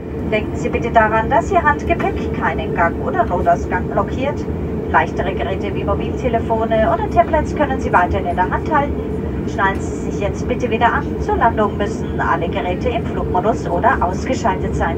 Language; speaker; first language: German; native; German